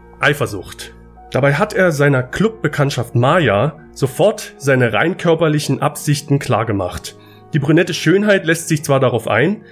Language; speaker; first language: German; native; German